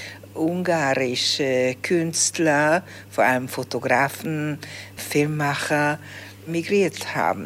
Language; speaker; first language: German; early bilingual, heritage; Hungarian